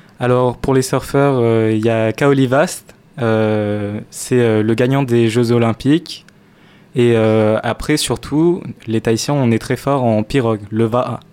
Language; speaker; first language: French; native; French